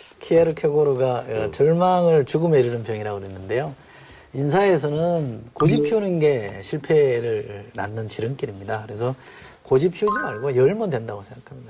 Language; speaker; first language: Korean; native; Korean